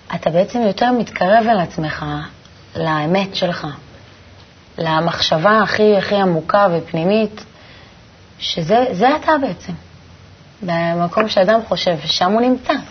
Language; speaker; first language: Hebrew; native; Hebrew